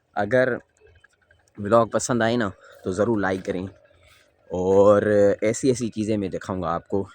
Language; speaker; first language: Urdu; non-native, local second language; Sindhi